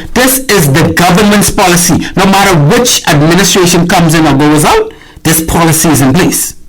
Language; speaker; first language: English; native; English